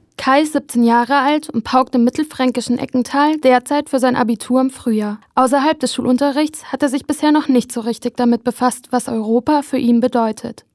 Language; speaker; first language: German; native; German